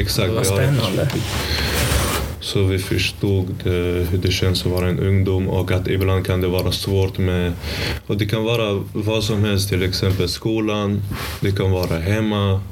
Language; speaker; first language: Swedish; early bilingual, other home language; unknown